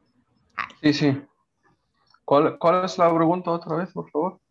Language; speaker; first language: Spanish; non-native, learner; Arabic